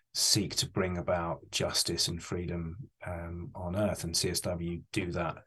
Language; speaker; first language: English; native; English